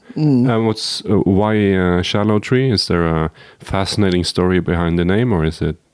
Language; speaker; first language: English; non-native, fluent; Norwegian